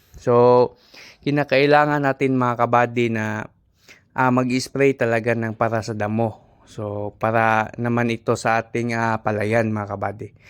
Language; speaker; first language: Filipino; non-native, local second language; Cebuano